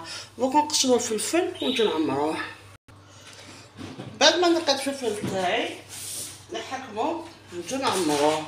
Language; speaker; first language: Arabic; native; Arabic